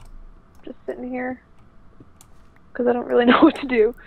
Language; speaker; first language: English; native; English